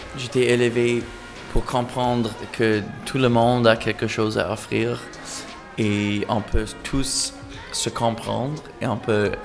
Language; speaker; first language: French; non-native, local second language; English